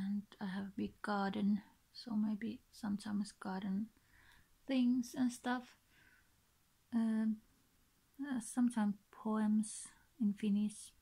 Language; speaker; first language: English; non-native, learner; Finnish